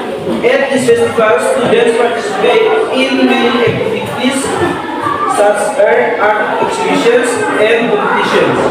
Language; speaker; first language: English; non-native, learner; Indonesian